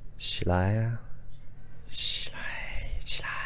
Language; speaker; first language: Chinese; non-native, learner; Thai